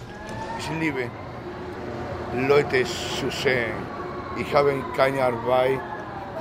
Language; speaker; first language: German; non-native, learner; Spanish